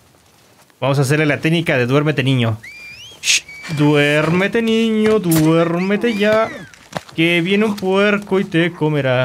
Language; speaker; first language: Spanish; native; Spanish